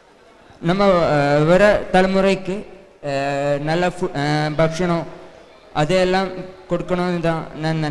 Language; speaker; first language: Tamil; non-native, learner; Malayalam